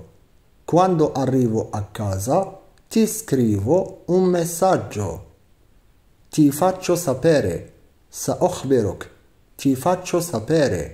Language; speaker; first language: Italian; non-native, fluent; Arabic